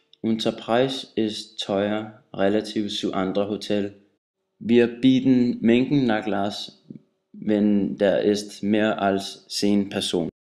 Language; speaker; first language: German; non-native, learner; Danish